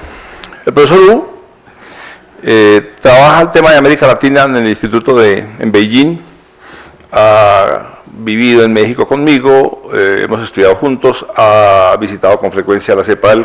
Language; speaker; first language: Spanish; native; Spanish